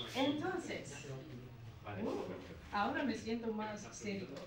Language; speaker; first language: Spanish; non-native, learner; English